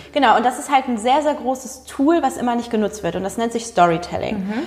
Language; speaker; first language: German; native; German